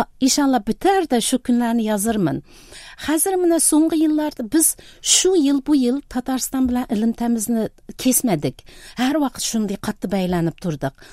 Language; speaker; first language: Tatar; early bilingual, heritage; Tatar